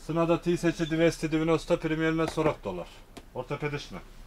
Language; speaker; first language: Russian; non-native, learner; Turkish